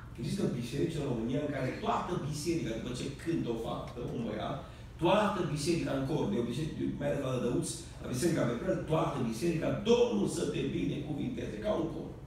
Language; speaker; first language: Romanian; native; Romanian